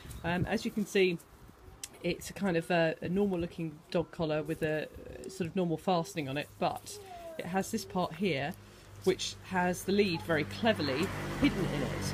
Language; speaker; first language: English; native; English